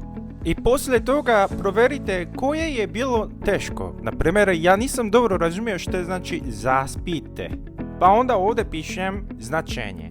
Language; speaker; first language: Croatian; non-native, fluent; Korean